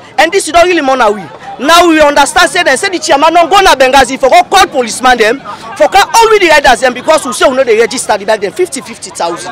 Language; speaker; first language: English; non-native, local second language; Krio